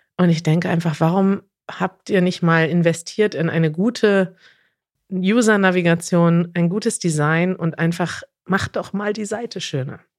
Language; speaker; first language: German; native; German